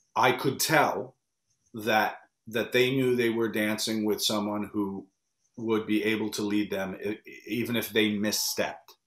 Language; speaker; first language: English; native; English